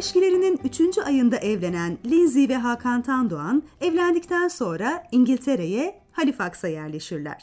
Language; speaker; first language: Turkish; native; Turkish